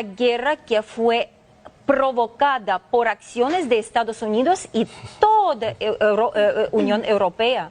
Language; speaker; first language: Spanish; non-native, fluent; Ukrainian